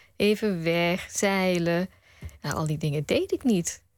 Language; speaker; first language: Dutch; early bilingual, other home language; Punjabi